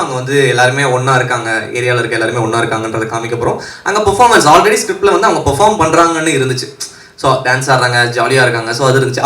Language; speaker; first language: Tamil; native; Tamil